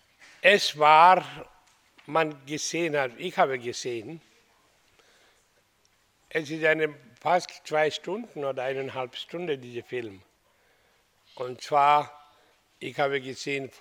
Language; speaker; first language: German; non-native, fluent; Hindi